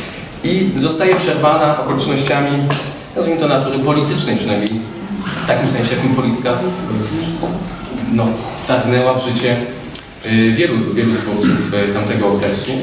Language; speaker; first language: Polish; native; Polish